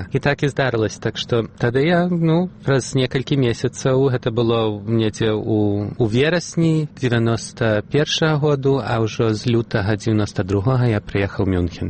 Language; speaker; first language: Belarusian; early bilingual, heritage; Belarusian